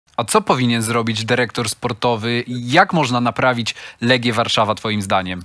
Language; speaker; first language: Polish; native; Polish